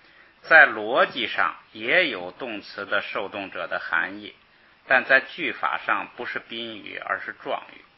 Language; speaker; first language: Chinese; native; Chinese